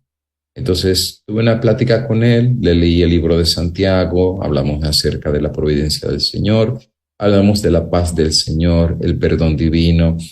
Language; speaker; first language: Spanish; native; Spanish